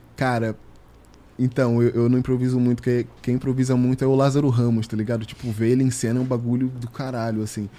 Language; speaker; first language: Portuguese; native; Portuguese